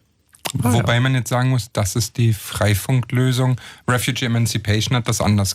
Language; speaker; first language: German; native; German